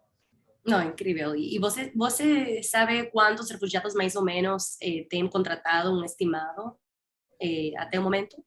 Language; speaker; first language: Portuguese; non-native, fluent; Spanish